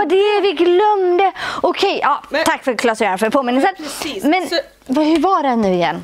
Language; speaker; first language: Swedish; native; Swedish